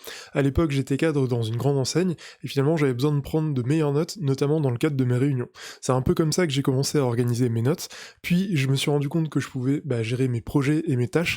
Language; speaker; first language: French; native; French